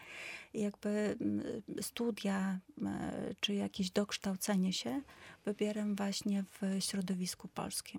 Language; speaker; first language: Polish; non-native, fluent; Ukrainian